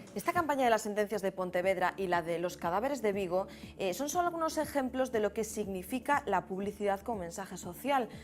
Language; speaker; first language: Spanish; native; Spanish